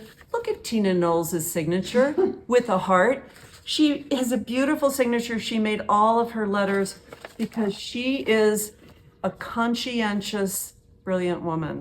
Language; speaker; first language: English; native; English